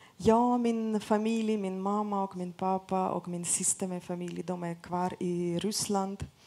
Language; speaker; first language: Swedish; non-native, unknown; Russian